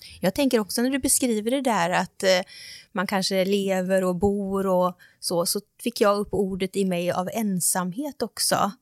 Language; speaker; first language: Swedish; native; Swedish